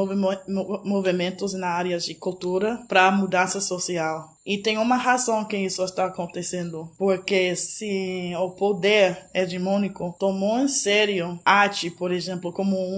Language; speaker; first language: Portuguese; non-native, fluent; English